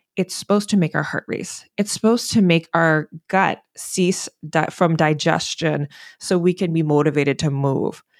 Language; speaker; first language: English; native; English